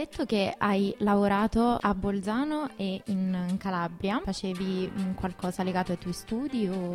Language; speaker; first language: Italian; native; Italian